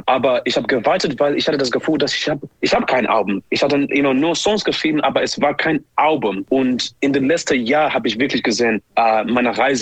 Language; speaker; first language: German; non-native, fluent; English